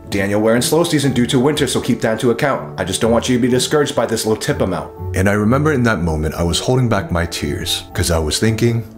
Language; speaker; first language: English; native; English